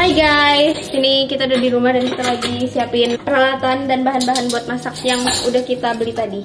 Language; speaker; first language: Indonesian; native; Indonesian